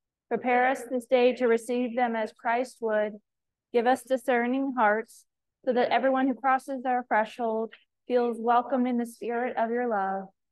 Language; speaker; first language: English; native; English